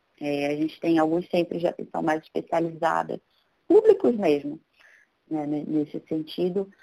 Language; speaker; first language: Portuguese; native; Portuguese